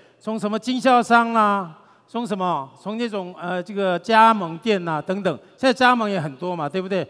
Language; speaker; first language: Chinese; native; Chinese